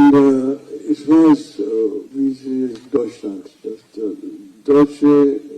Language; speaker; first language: German; non-native, fluent; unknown